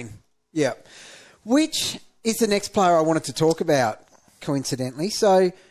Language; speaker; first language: English; native; English